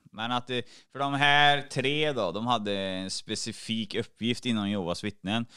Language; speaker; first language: Swedish; native; Swedish